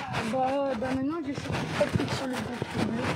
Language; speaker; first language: French; native; French